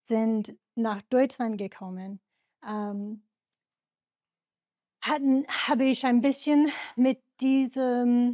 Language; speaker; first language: German; non-native, learner; English